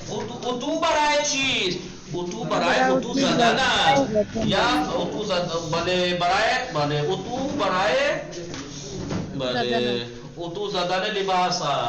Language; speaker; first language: Persian; non-native, fluent; Urdu